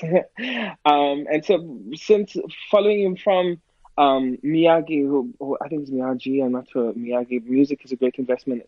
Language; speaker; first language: English; native; English